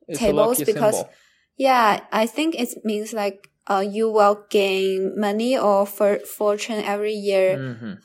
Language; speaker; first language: English; non-native, learner; Chinese